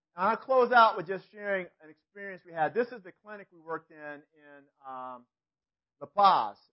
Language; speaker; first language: English; native; English